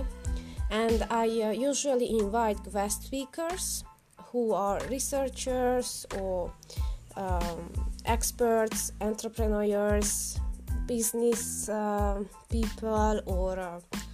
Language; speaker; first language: English; non-native, fluent; Hungarian